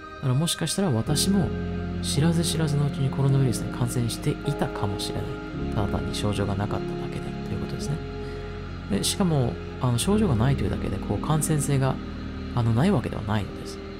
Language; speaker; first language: Japanese; native; Japanese